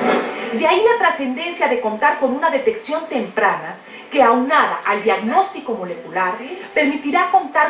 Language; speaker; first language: Spanish; native; Spanish